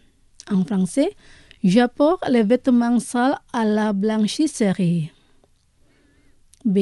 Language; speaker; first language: French; non-native, fluent; Indonesian